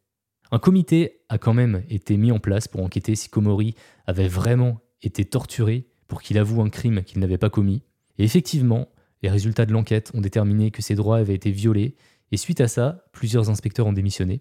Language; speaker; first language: French; native; French